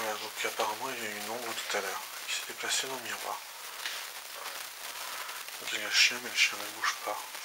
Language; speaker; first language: French; native; French